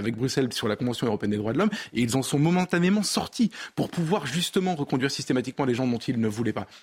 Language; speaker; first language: French; native; French